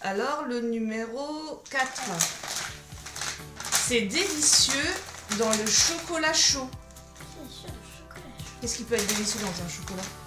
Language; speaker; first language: French; native; French